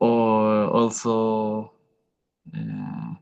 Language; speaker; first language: English; non-native, learner; Spanish